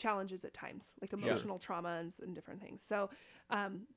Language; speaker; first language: English; native; English